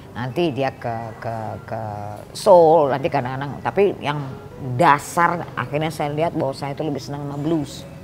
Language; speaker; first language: Indonesian; early bilingual, heritage; Indonesian